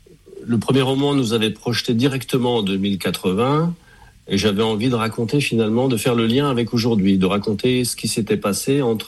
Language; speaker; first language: French; native; French